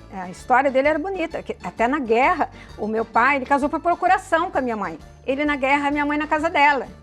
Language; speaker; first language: Portuguese; early bilingual, other home language; Italian